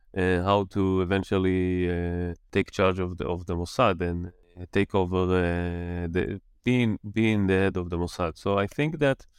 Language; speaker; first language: English; non-native, fluent; Hebrew